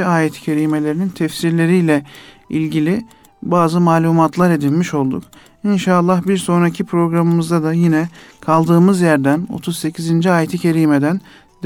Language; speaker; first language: Turkish; native; Turkish